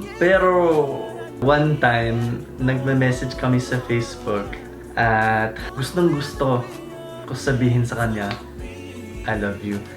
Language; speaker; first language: Filipino; non-native, fluent; English